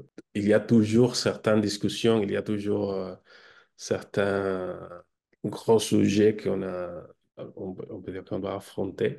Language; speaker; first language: French; non-native, fluent; Spanish